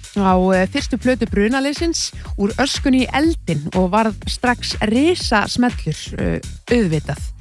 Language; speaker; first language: Icelandic; native; Icelandic